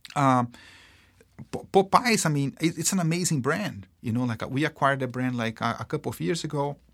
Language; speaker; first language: English; non-native, fluent; Portuguese